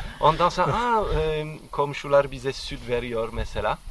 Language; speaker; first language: Turkish; non-native, fluent; French